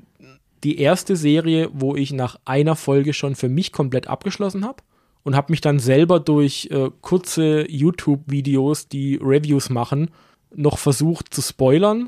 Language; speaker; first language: German; native; German